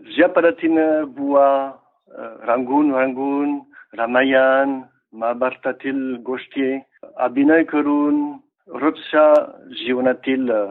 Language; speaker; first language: Marathi; non-native, fluent; French